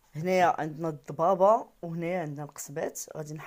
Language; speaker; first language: French; non-native, local second language; Arabic